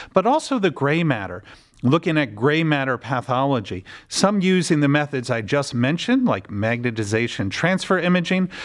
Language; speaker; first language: English; native; English